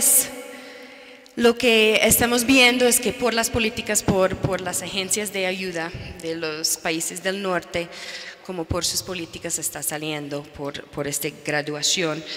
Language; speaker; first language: Spanish; non-native, fluent; English